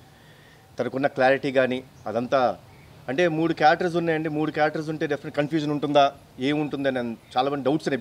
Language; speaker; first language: Telugu; native; Telugu